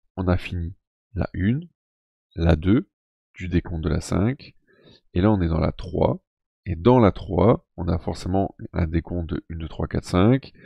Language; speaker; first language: French; native; French